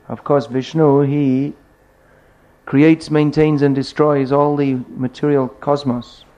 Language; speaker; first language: English; native; English